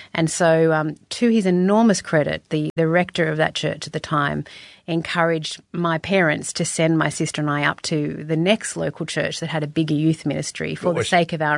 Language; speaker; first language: English; native; English